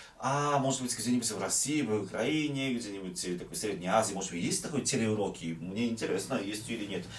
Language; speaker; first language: Russian; non-native, fluent; Japanese